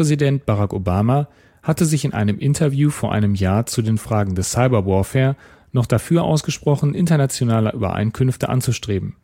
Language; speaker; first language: German; native; German